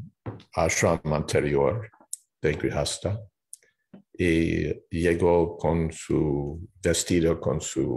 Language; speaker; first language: Spanish; non-native, fluent; English